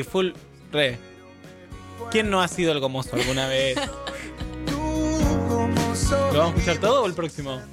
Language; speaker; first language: Spanish; native; Spanish